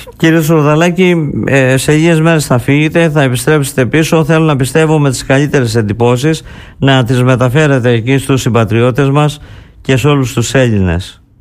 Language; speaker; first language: Greek; native; Greek